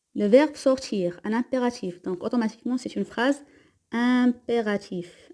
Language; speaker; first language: French; non-native, local second language; Arabic